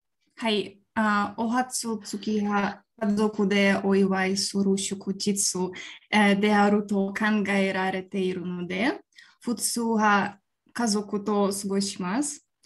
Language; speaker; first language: Japanese; non-native, learner; Russian